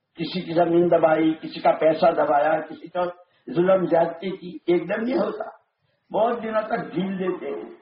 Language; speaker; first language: Urdu; non-native, local second language; Gujarati